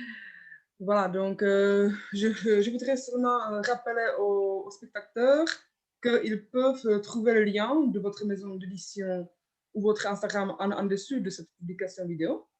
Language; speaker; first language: French; non-native, fluent; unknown